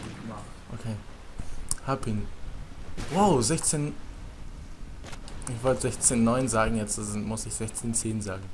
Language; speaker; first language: German; native; German